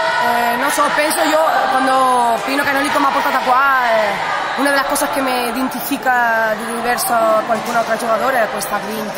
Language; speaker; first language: Italian; non-native, learner; Spanish